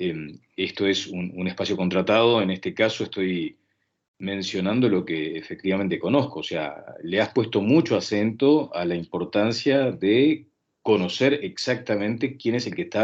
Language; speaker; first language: Spanish; native; Spanish